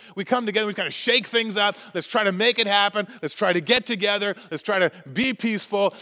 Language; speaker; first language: English; native; English